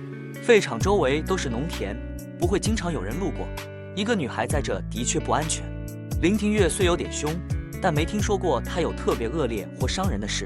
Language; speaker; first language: Chinese; native; Chinese